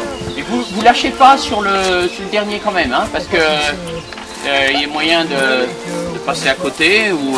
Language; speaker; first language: French; native; French